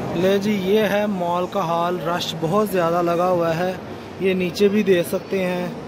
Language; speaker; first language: Urdu; non-native, local second language; Punjabi